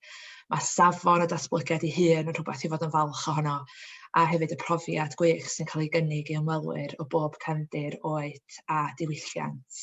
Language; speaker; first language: Welsh; native; Welsh